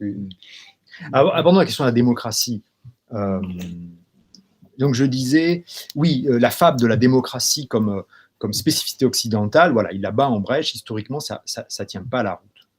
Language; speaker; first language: French; native; French